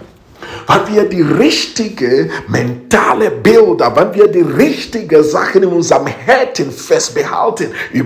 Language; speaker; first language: German; non-native, fluent; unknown